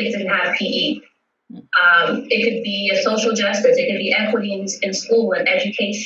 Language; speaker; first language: English; native; English